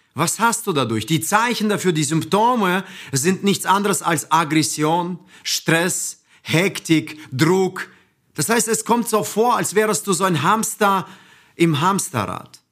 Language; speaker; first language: German; non-native, fluent; Russian